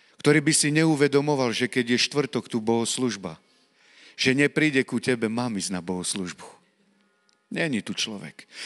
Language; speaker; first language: Slovak; non-native, local second language; Romany